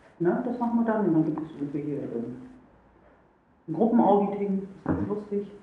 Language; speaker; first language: German; native; German